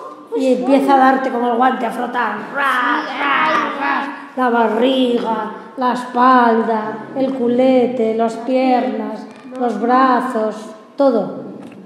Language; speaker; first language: Spanish; native; Spanish